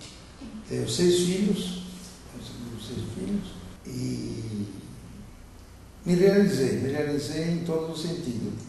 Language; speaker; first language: Portuguese; non-native, fluent; Italian